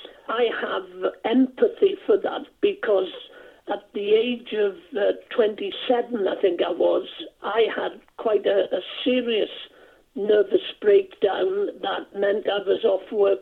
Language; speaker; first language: English; non-native, local second language; Welsh